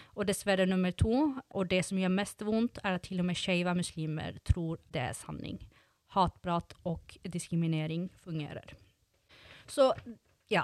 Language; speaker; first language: Norwegian; non-native, fluent; Swedish